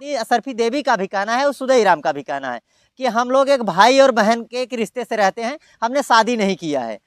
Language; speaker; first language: Hindi; native; Hindi